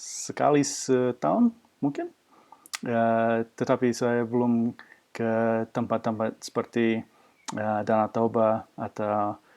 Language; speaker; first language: Indonesian; non-native, fluent; English